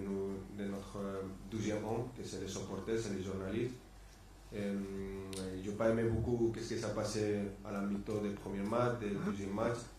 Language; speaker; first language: French; non-native, fluent; Spanish